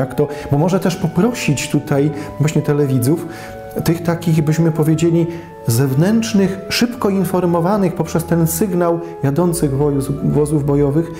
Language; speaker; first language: Polish; native; Polish